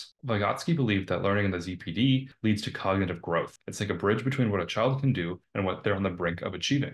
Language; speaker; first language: English; native; English